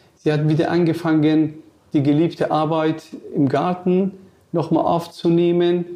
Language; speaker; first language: German; non-native, fluent; Persian